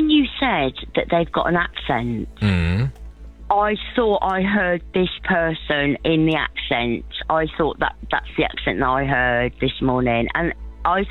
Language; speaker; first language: English; native; English